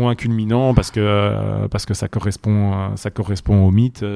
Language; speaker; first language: French; native; French